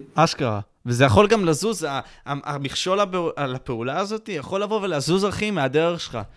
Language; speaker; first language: Hebrew; native; Hebrew